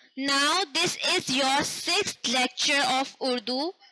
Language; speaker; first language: English; non-native, local second language; Urdu